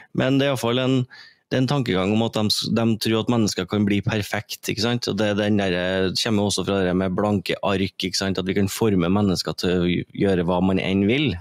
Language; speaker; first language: Norwegian; native; Norwegian